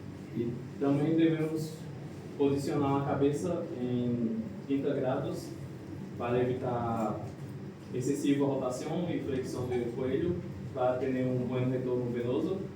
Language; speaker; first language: Portuguese; non-native, learner; Spanish